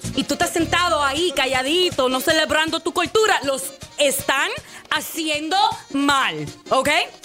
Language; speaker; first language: Spanish; early bilingual, heritage; Spanish